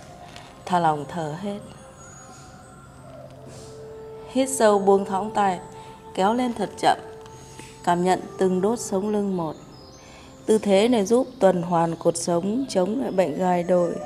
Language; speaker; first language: Vietnamese; native; Vietnamese